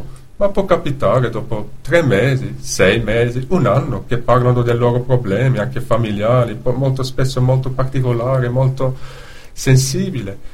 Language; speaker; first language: Italian; non-native, fluent; Dutch